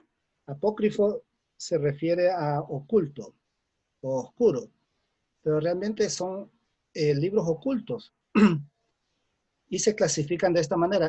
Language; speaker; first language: Spanish; native; Spanish